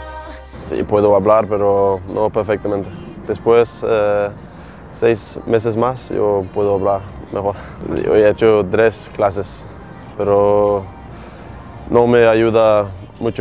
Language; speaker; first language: Spanish; non-native, learner; Danish